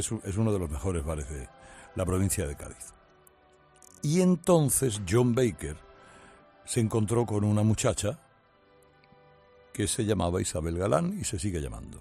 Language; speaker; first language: Spanish; native; Spanish